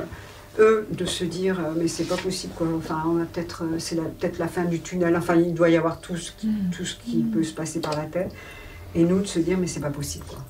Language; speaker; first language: French; native; French